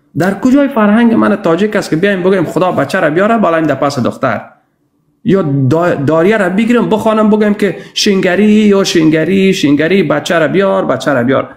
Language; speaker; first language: Persian; native; Persian